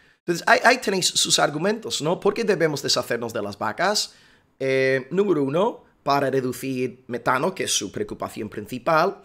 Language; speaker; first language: Spanish; non-native, fluent; English